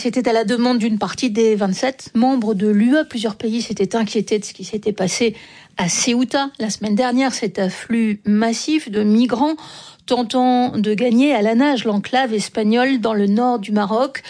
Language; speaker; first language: French; native; French